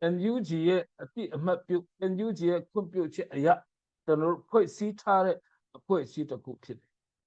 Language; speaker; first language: Burmese; non-native, local second language; Mizo